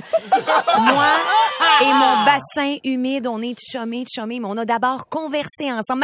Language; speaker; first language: French; native; French